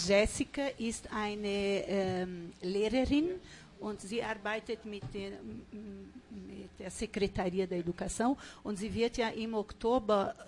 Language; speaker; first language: German; non-native, fluent; Portuguese